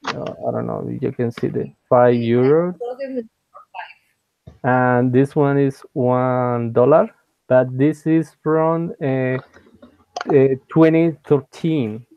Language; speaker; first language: English; non-native, learner; Spanish